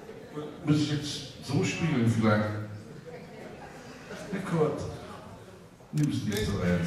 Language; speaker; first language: German; non-native, learner; English